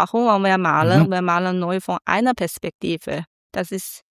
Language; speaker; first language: German; non-native, learner; Chinese